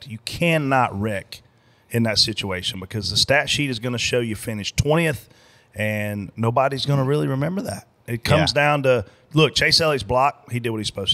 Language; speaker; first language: English; native; English